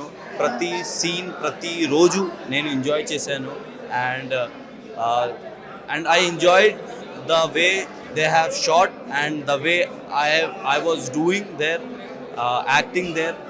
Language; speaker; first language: Telugu; non-native, learner; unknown